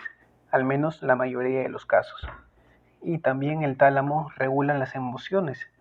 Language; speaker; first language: Spanish; native; Spanish